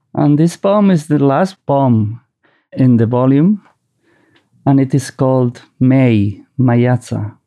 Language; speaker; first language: English; non-native, fluent; Basque